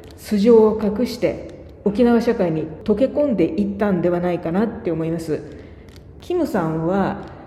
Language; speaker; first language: Japanese; native; Japanese